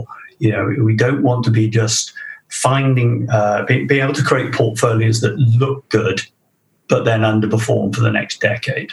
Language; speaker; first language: English; native; English